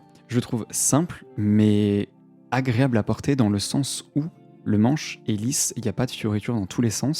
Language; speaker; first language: French; native; French